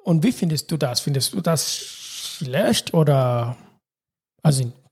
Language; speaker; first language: German; non-native, learner; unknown